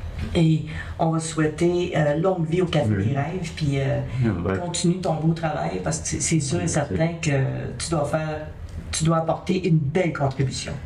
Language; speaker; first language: French; native; French